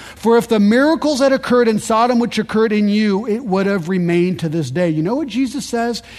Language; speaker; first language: English; early bilingual, other home language; French